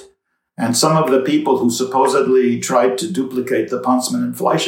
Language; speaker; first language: English; native; English